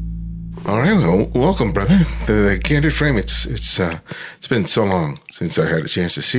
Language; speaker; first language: English; native; English